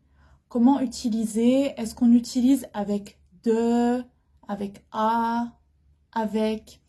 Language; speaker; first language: French; non-native, fluent; Arabic